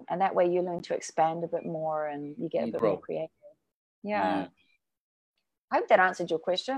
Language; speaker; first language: English; native; English